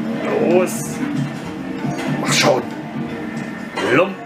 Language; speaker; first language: German; native; German